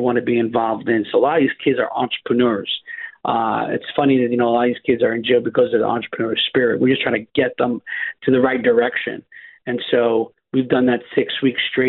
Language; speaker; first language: English; native; English